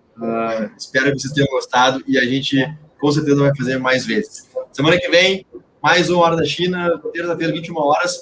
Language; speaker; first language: Portuguese; native; Portuguese